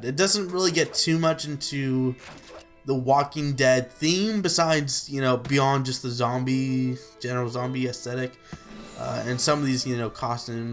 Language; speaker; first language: English; native; English